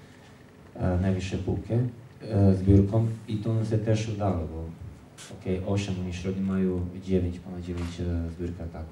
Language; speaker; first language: Polish; non-native, learner; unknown